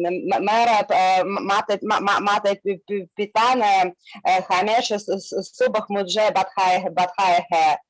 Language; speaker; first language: Hindi; non-native, learner; Russian